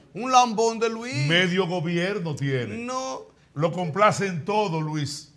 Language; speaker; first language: Spanish; native; Spanish